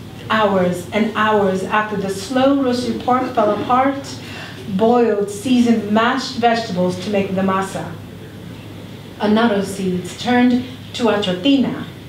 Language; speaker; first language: English; early bilingual, other home language; Spanish